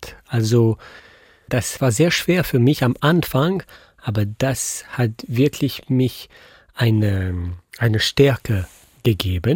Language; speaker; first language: German; non-native, fluent; French